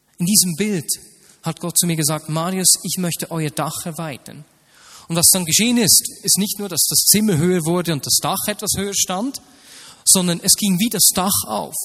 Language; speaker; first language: German; native; German